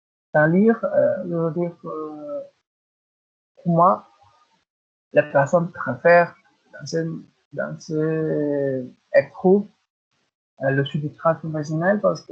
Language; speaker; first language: French; non-native, learner; Spanish